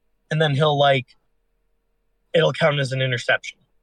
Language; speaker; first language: English; native; English